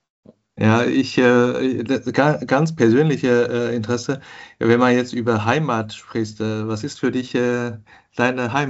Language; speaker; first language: German; non-native, fluent; Chinese